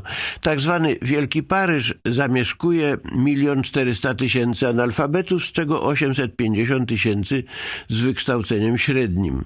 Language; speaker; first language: Polish; native; Polish